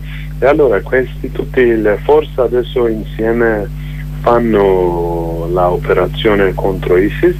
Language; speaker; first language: Italian; non-native, learner; Kurdish